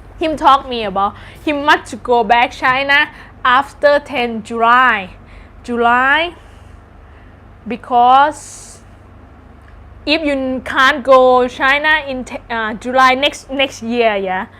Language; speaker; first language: English; non-native, learner; Thai